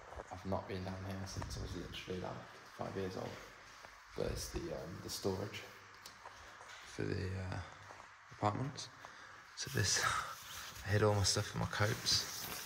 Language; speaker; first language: English; native; English